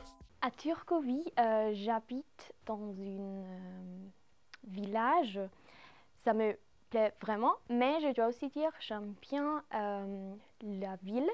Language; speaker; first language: French; non-native, local second language; German